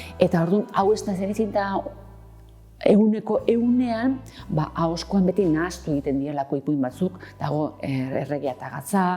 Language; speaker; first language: Basque; native; Basque